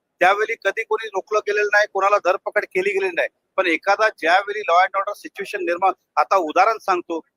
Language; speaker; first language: Marathi; non-native, local second language; Hindi